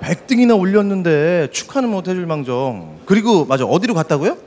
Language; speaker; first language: Korean; native; Korean